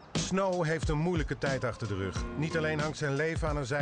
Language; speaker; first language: Dutch; native; Dutch